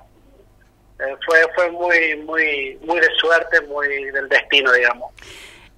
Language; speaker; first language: Spanish; native; Spanish